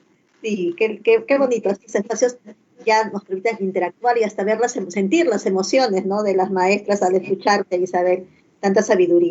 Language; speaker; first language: Spanish; native; Spanish